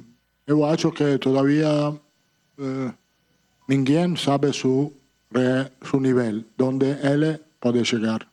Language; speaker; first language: Portuguese; non-native, fluent; Italian